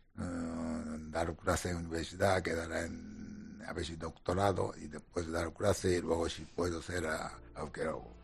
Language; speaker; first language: Spanish; non-native, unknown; Japanese